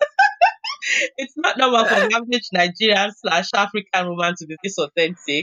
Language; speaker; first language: English; non-native, local second language; Yoruba